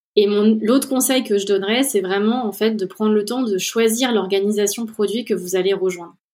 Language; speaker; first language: French; native; French